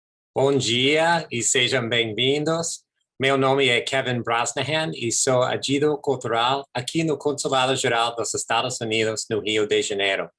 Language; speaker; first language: Portuguese; non-native, fluent; English